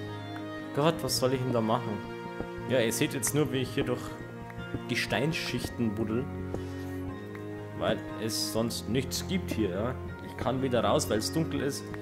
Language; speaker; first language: German; native; German